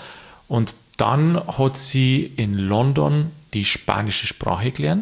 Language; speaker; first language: German; native; German